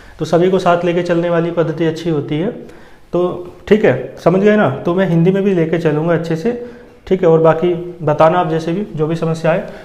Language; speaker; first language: Hindi; native; Hindi